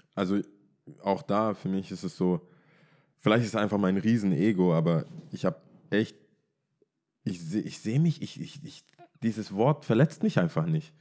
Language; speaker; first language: German; early bilingual, other home language; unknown